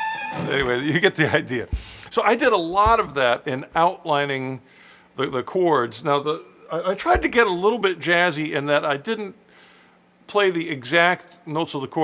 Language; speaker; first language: English; native; English